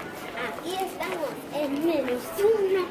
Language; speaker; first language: Spanish; early bilingual, other home language; English